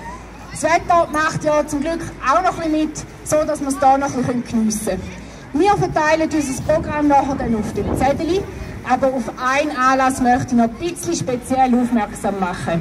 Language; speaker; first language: German; native; German